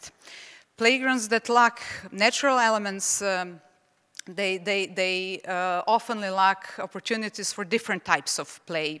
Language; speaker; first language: English; non-native, fluent; Czech